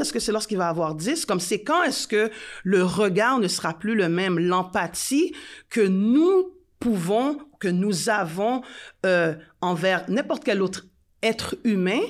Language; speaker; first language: French; native; French